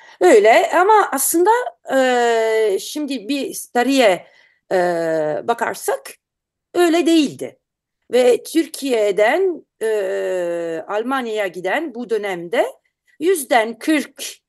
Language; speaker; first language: Turkish; non-native, learner; Italian